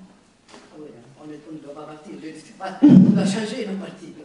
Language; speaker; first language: French; non-native, fluent; Italian